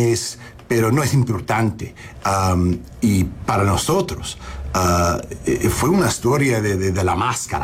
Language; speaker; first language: Spanish; non-native, learner; English